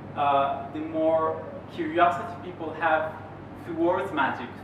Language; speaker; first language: English; non-native, fluent; Hebrew